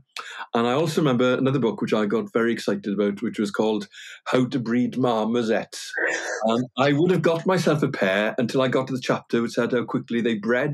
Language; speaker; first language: English; non-native, local second language; Welsh